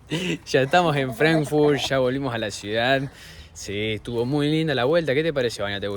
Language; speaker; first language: Spanish; native; Spanish